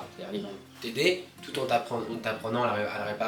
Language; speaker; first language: French; native; French